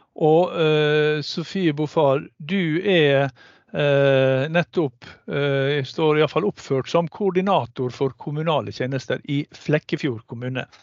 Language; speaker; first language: Norwegian; native; Norwegian